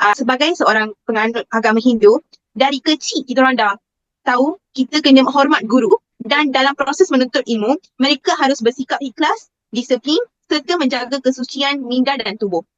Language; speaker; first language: Malay; non-native, local second language; Tamil